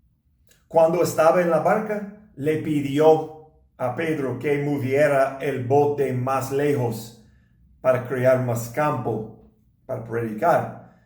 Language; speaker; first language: Spanish; non-native, learner; English